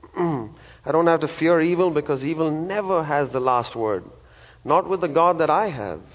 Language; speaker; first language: English; non-native, local second language; Malayalam